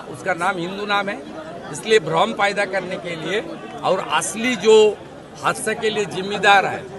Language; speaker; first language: Hindi; non-native, local second language; Bangla